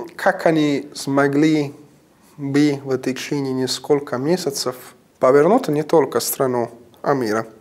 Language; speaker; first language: Russian; non-native, fluent; Italian